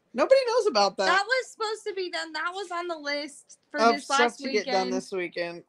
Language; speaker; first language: English; native; English